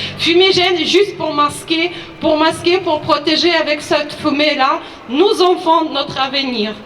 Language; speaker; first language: French; non-native, fluent; Ukrainian